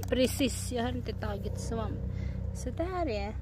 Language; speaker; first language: Swedish; non-native, learner; Filipino